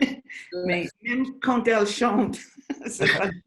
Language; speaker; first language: French; non-native, local second language; English